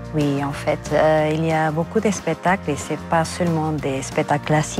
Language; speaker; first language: French; non-native, fluent; Portuguese